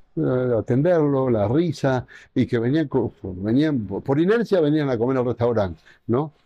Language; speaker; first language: Spanish; native; Spanish